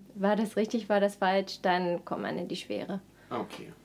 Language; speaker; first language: German; non-native, fluent; English